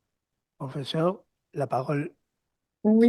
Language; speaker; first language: French; non-native, learner; Spanish